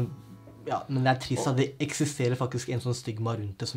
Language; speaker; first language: Norwegian; native; Norwegian